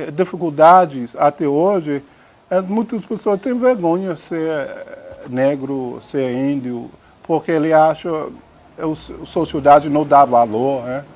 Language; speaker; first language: Portuguese; non-native, learner; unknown